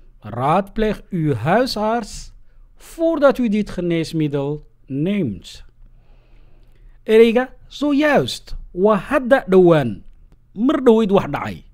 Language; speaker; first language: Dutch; non-native, fluent; Somali